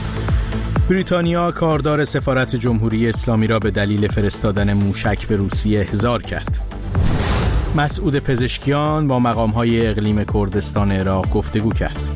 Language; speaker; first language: Persian; native; Persian